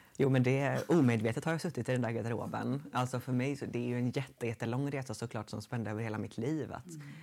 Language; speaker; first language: Swedish; native; Swedish